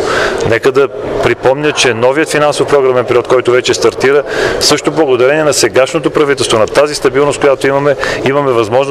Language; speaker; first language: Bulgarian; native; Bulgarian